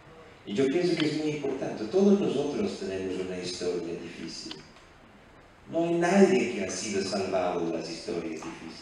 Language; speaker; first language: Spanish; non-native, fluent; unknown